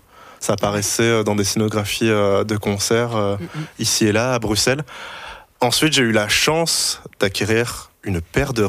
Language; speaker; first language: French; native; French